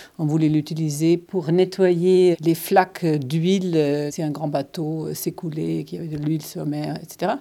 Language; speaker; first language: French; non-native, fluent; German